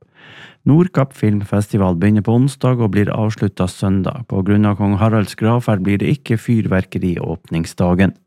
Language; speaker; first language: Norwegian; native; Norwegian